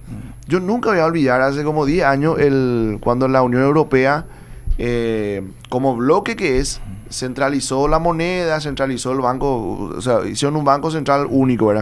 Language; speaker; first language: Spanish; native; Spanish